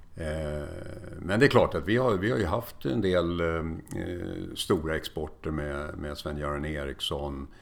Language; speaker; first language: Swedish; native; Swedish